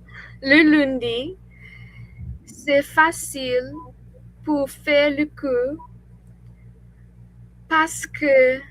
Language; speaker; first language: French; non-native, learner; English